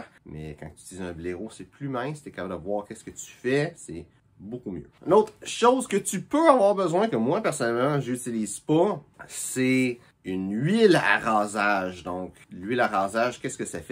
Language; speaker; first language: French; native; French